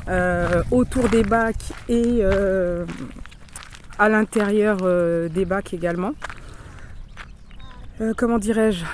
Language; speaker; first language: French; native; French